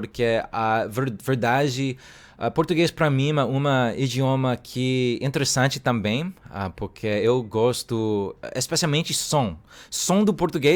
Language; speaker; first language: Portuguese; non-native, learner; Cantonese